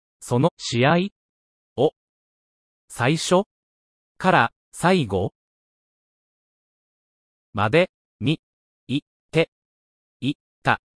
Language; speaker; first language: Japanese; non-native, learner; English